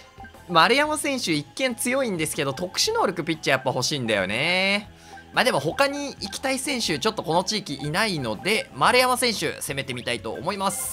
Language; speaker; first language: Japanese; native; Japanese